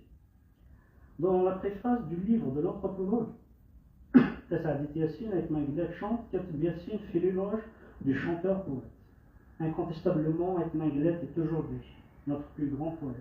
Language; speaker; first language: French; non-native, local second language; Kabyle